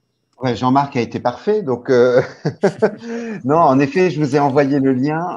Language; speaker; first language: French; native; French